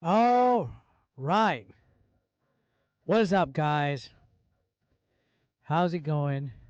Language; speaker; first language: English; native; English